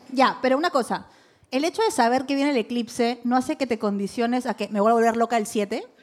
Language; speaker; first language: Spanish; native; Spanish